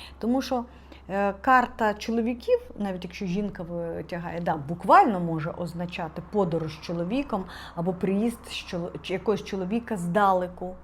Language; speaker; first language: Ukrainian; non-native, local second language; Russian